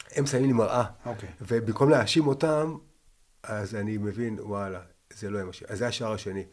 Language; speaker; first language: Hebrew; native; Hebrew